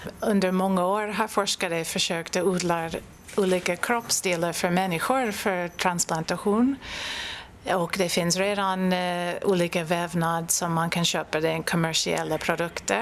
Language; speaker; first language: Swedish; non-native, fluent; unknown